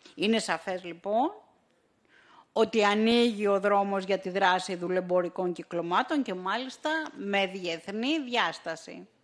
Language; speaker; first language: Greek; native; Greek